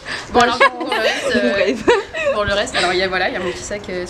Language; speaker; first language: French; native; French